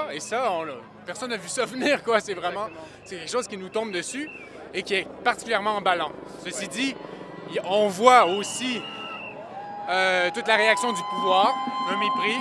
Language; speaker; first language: French; native; French